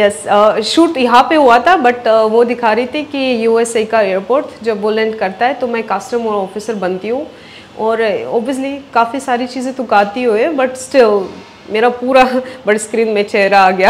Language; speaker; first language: Hindi; non-native, fluent; Russian